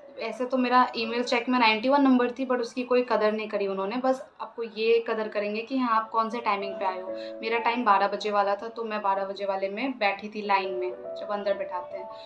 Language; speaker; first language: Hindi; non-native, local second language; Assamese